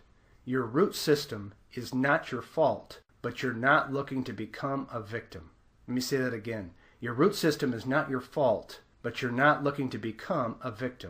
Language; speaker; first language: English; native; English